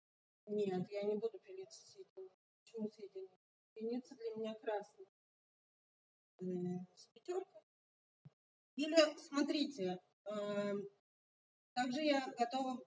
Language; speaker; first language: Russian; native; Russian